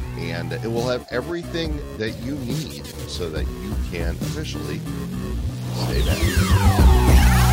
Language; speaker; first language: English; native; English